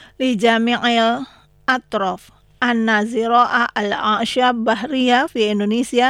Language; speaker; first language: Arabic; non-native, learner; Indonesian